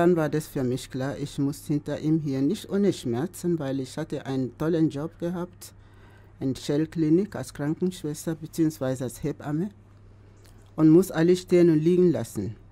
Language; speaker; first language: German; non-native, fluent; Igbo